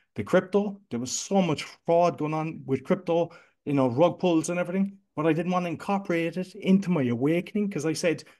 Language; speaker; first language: English; native; English